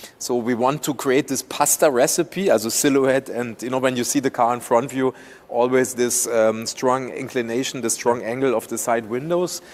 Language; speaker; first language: English; non-native, fluent; German